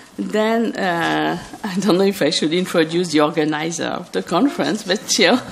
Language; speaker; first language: English; non-native, fluent; French